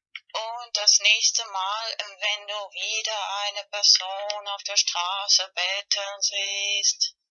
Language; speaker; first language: German; non-native, learner; Spanish